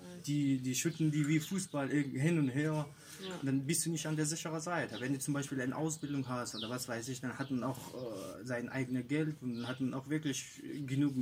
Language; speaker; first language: German; non-native, fluent; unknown